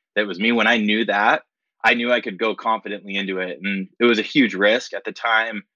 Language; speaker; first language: English; native; English